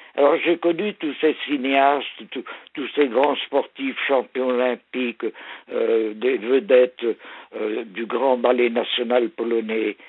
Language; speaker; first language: French; early bilingual, other home language; Polish